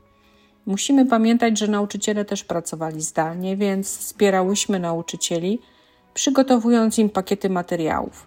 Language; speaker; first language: Polish; native; Polish